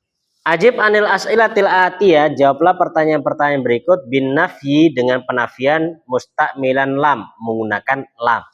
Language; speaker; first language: Indonesian; native; Indonesian